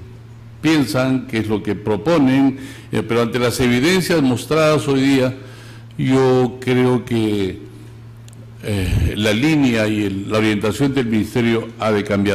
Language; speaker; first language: Spanish; native; Spanish